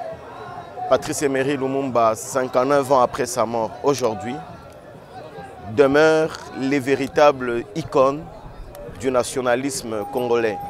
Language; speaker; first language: French; non-native, local second language; Lingala